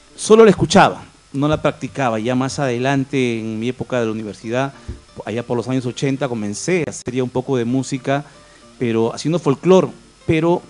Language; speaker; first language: Spanish; native; Spanish